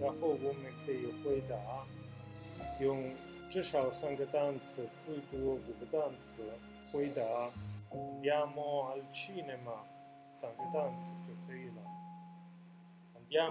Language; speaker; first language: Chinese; non-native, fluent; Italian